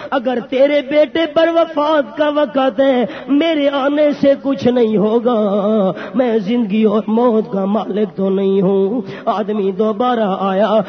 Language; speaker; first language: Urdu; non-native, local second language; Pashto